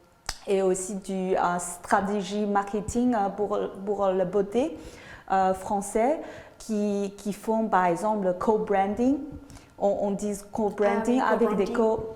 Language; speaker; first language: French; non-native, fluent; Chinese